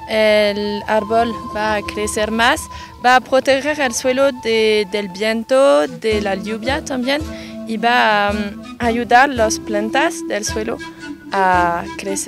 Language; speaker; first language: Spanish; non-native, learner; French